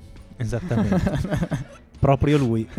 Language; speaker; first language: Italian; native; Italian